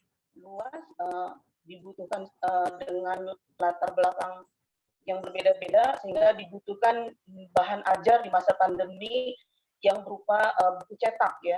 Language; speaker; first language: Indonesian; native; Indonesian